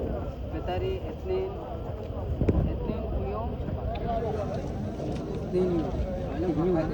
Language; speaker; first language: Arabic; non-native, learner; Hindi